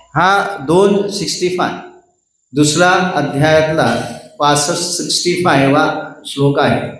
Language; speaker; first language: Marathi; non-native, local second language; Hindi